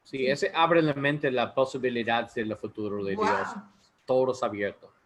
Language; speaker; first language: Spanish; non-native, learner; English